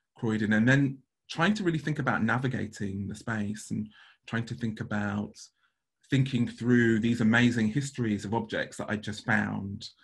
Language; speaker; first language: English; native; English